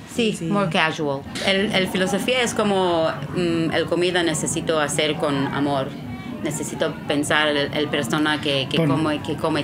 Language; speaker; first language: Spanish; non-native, learner; Hebrew